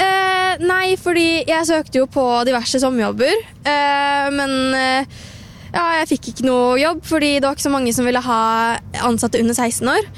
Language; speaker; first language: Norwegian; native; Norwegian